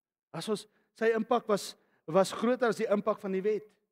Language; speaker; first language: English; non-native, local second language; Afrikaans